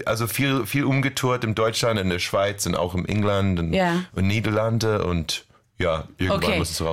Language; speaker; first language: German; non-native, fluent; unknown